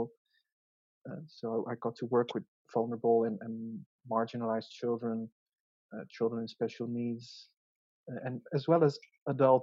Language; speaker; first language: English; non-native, local second language; Dutch